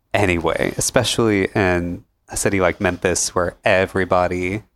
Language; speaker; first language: English; native; English